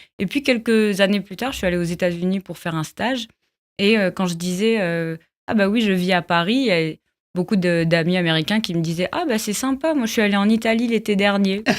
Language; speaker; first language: French; non-native, local second language; Arabic